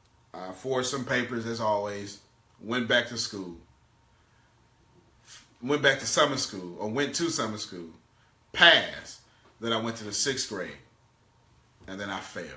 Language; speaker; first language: English; native; English